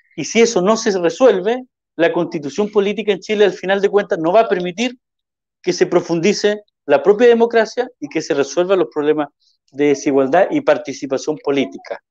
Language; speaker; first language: Spanish; native; Spanish